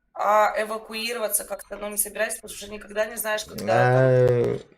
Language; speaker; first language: Russian; non-native, fluent; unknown